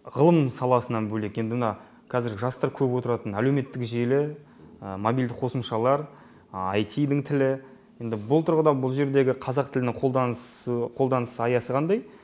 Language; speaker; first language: Kazakh; native; Kazakh